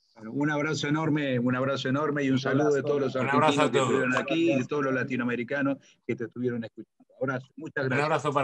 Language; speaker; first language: Spanish; native; Spanish